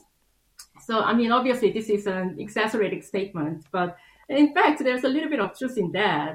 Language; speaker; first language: English; non-native, fluent; Korean